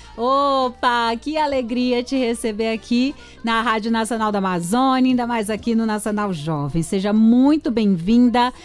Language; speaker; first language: Portuguese; native; Portuguese